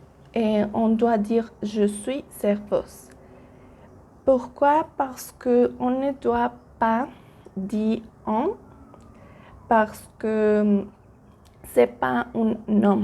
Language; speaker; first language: French; non-native, learner; Spanish